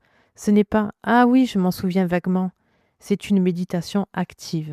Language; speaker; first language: French; native; French